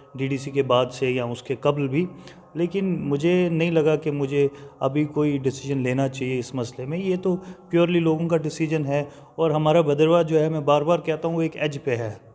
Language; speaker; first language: Hindi; non-native, local second language; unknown